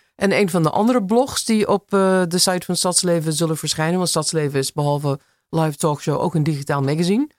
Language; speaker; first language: Dutch; non-native, fluent; English